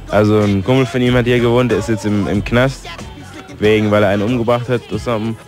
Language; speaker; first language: German; native; German